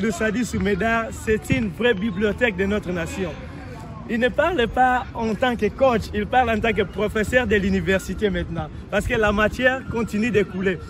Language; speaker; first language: French; non-native, local second language; Lingala